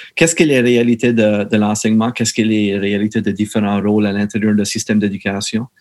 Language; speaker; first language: French; native; French